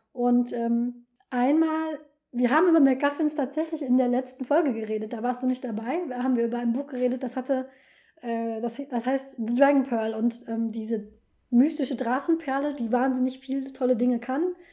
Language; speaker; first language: German; native; German